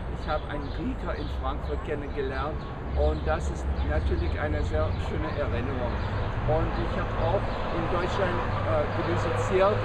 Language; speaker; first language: German; non-native, fluent; English